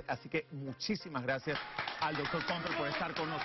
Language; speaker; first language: Spanish; native; Spanish